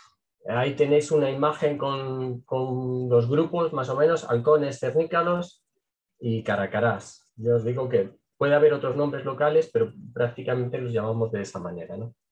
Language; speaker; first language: Spanish; native; Spanish